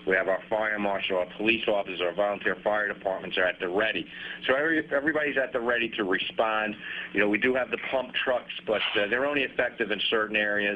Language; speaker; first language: English; native; English